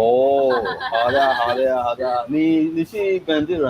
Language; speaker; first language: Chinese; non-native, learner; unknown